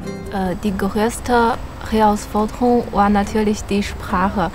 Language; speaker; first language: German; non-native, learner; Chinese